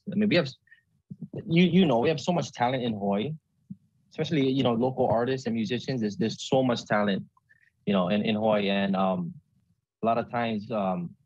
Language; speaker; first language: English; native; English